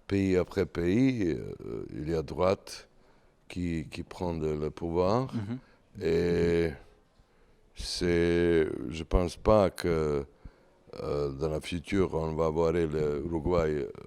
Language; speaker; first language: French; non-native, learner; Serbian